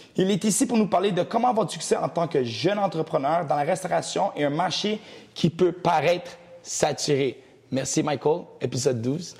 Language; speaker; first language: French; early bilingual, other home language; Portuguese